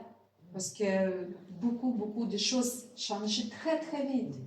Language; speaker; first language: French; non-native, learner; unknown